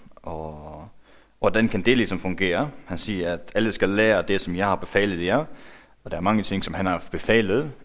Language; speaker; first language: Danish; non-native, local second language; Faroese